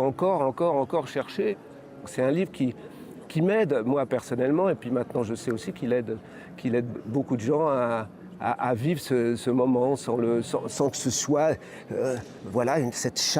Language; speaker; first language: French; native; French